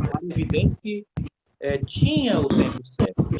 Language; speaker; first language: Portuguese; native; Portuguese